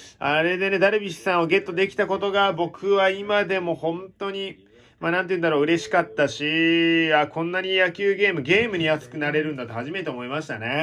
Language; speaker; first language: Japanese; native; Japanese